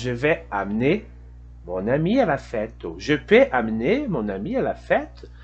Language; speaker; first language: French; non-native, fluent; Portuguese